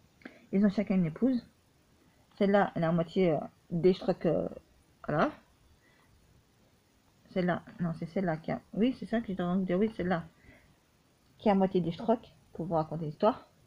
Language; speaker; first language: French; native; French